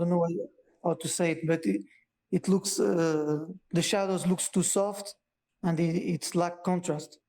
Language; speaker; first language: English; non-native, learner; Portuguese